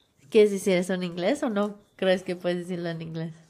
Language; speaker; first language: Spanish; non-native, learner; English